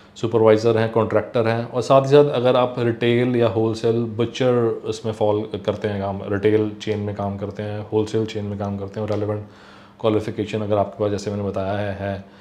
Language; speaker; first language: Hindi; non-native, local second language; Punjabi